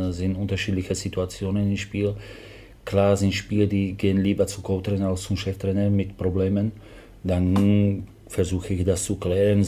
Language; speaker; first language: German; non-native, fluent; Slovak